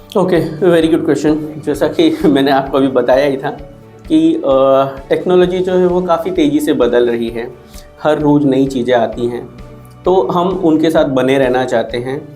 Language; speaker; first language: Hindi; native; Hindi